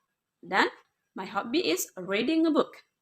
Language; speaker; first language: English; non-native, learner; Indonesian